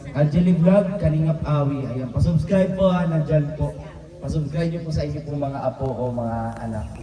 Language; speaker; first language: Filipino; non-native, local second language; Bikol